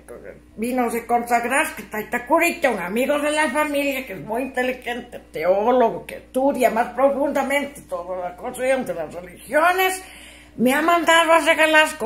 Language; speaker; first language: Spanish; native; Spanish